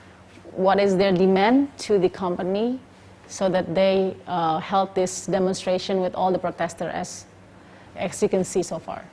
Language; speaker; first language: English; non-native, fluent; Indonesian